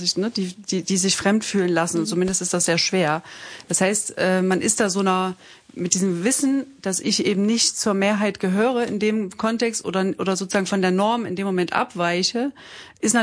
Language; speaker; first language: German; native; German